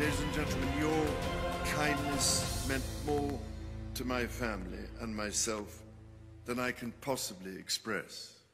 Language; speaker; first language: English; native; English